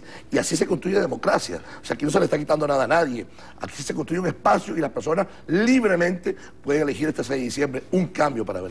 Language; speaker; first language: Spanish; native; Spanish